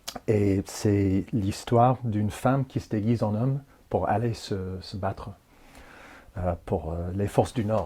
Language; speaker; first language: French; non-native, fluent; English